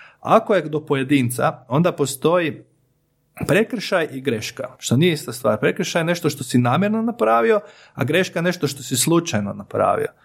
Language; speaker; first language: Croatian; native; Croatian